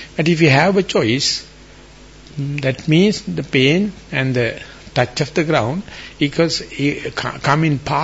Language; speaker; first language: English; non-native, local second language; Sinhala